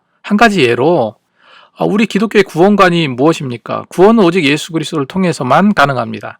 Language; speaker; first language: Korean; native; Korean